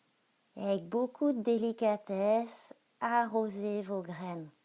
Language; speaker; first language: French; native; French